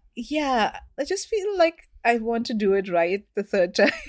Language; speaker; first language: English; non-native, local second language; Hindi